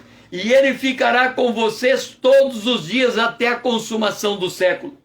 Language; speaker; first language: Portuguese; native; Portuguese